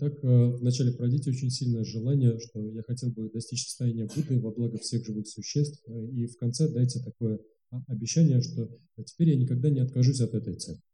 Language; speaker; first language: Russian; native; Russian